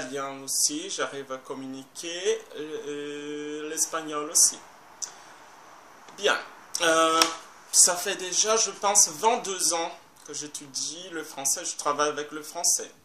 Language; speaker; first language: French; non-native, fluent; Portuguese